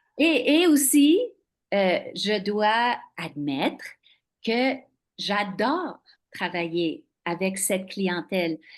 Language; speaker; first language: French; non-native, local second language; English